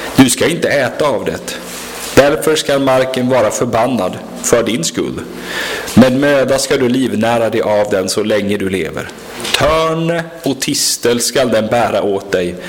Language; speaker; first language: Swedish; native; Swedish